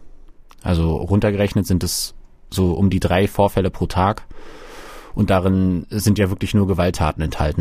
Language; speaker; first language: German; native; German